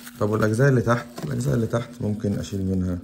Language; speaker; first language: Arabic; native; Arabic